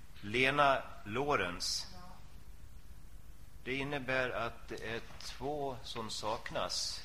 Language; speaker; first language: Swedish; native; Swedish